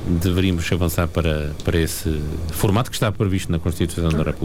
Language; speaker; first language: Portuguese; native; Portuguese